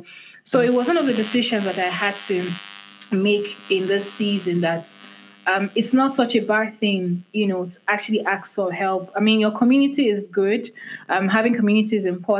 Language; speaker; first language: English; non-native, local second language; Igbo